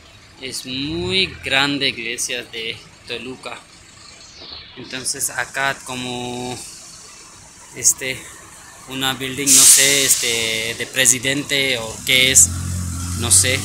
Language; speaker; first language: Spanish; non-native, learner; Urdu